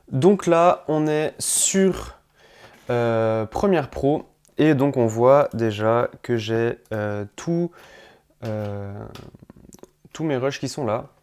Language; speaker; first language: French; native; French